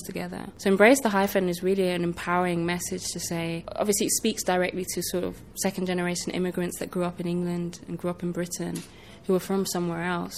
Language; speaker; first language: English; native; English